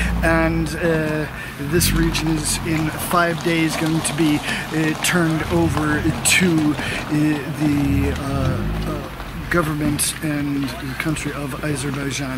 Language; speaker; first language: English; native; English